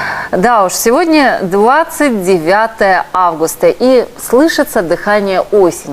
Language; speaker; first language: Russian; native; Russian